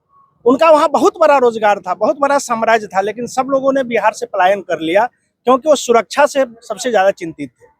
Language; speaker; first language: Hindi; native; Hindi